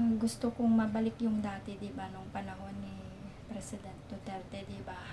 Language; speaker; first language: Filipino; non-native, local second language; Cebuano